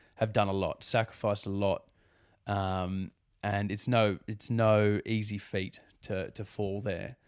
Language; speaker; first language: English; native; English